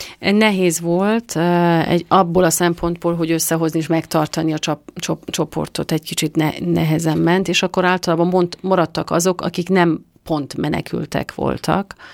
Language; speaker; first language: Hungarian; non-native, fluent; Persian